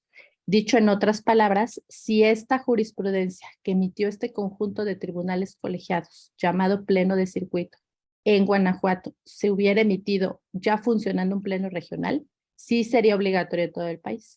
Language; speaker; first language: Spanish; native; Spanish